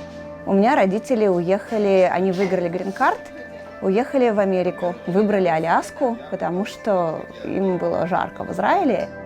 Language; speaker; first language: Russian; native; Russian